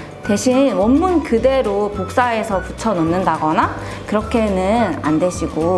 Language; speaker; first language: Korean; native; Korean